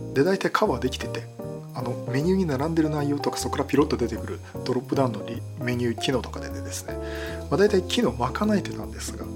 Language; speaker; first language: Japanese; native; Japanese